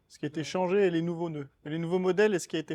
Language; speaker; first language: French; native; French